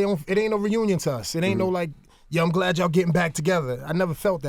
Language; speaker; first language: English; native; English